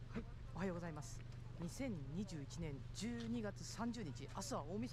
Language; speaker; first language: Japanese; native; Japanese